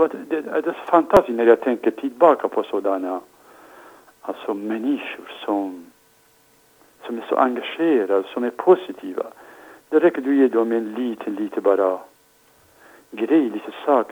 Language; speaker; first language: Swedish; non-native, fluent; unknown